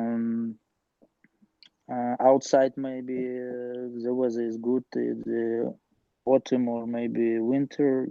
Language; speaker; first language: English; non-native, learner; Russian